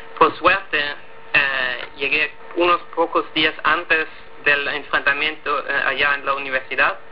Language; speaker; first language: Spanish; non-native, fluent; German